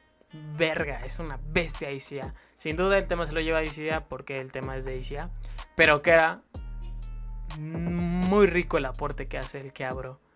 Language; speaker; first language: Spanish; native; Spanish